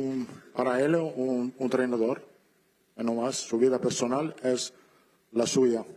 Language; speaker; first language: Portuguese; non-native, learner; Italian